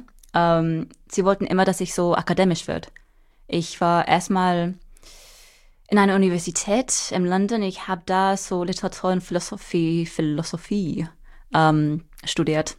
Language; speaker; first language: German; non-native, fluent; English